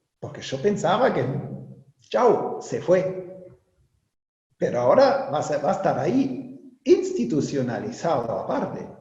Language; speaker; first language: Spanish; non-native, fluent; German